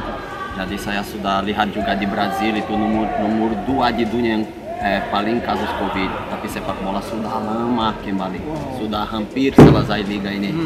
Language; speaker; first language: Indonesian; non-native, fluent; Portuguese